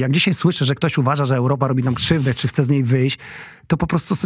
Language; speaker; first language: Polish; native; Polish